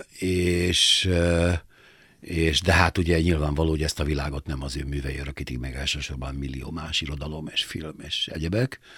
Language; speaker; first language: Hungarian; native; Hungarian